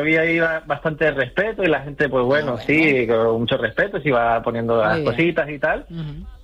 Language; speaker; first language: Spanish; native; Spanish